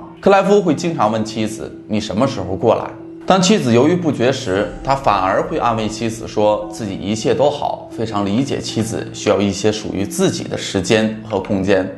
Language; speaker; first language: Chinese; native; Chinese